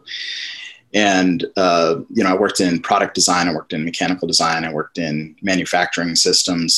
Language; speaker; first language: English; native; English